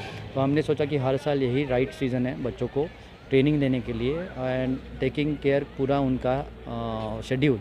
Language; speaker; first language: Hindi; non-native, local second language; Marathi